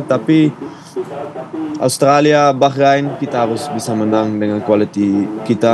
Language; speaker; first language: Indonesian; non-native, fluent; Dutch